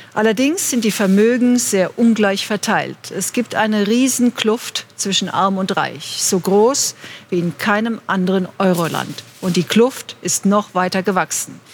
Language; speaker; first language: German; native; German